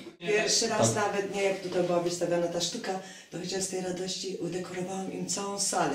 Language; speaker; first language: Polish; non-native, local second language; Kashubian